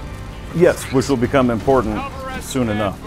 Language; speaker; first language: English; native; English